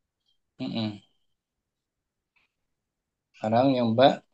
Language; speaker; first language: Indonesian; native; Indonesian